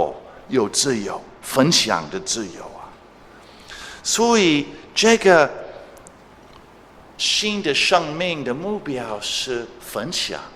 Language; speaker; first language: Chinese; non-native, fluent; English